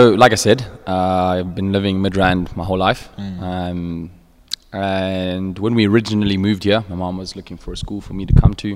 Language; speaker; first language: English; native; English